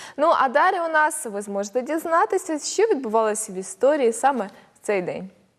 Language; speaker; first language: Ukrainian; native; Ukrainian